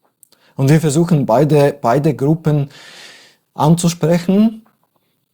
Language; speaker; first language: German; non-native, fluent; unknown